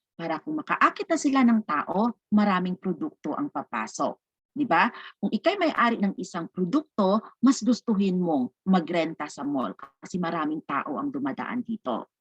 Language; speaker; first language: Filipino; non-native, local second language; Cebuano